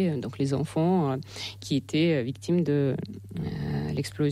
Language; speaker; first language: French; non-native, fluent; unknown